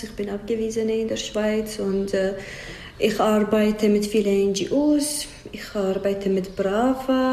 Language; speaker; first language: German; non-native, fluent; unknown